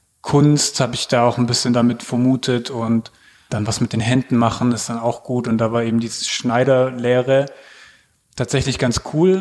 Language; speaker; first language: German; native; German